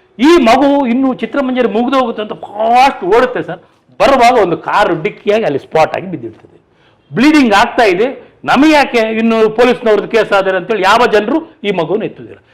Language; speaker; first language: Kannada; non-native, local second language; Tulu